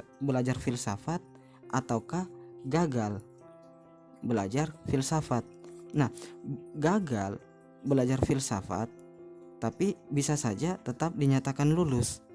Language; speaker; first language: Indonesian; native; Indonesian